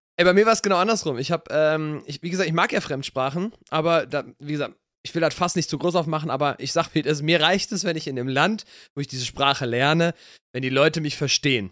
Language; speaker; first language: German; native; German